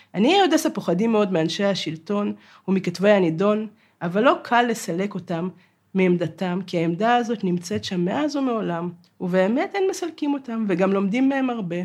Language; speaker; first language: Hebrew; non-native, fluent; Russian